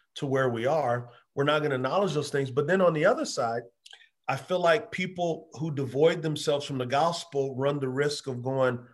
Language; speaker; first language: English; native; English